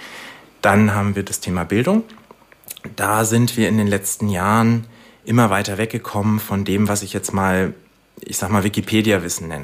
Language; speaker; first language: German; native; German